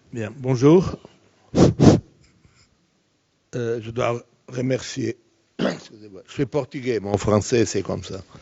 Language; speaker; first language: French; non-native, fluent; Portuguese